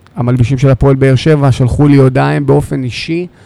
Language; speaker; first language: Hebrew; native; Hebrew